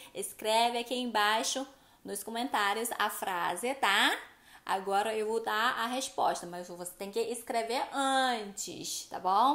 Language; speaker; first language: Portuguese; non-native, fluent; Chinese